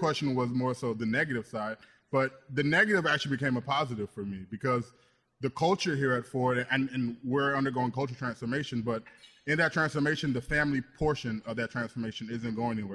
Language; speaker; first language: English; native; English